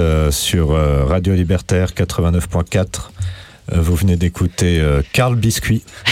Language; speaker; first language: French; native; French